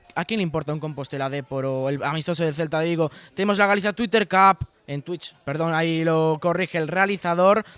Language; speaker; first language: Spanish; non-native, local second language; Galician